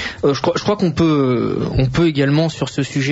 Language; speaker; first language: French; native; French